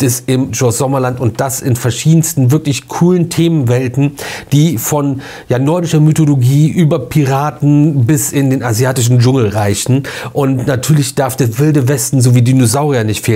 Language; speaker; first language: German; native; German